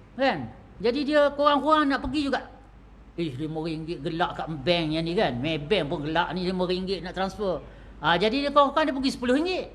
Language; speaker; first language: Malay; native; Malay